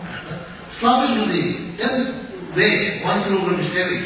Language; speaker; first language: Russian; non-native, learner; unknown